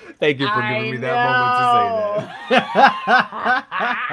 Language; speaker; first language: English; native; English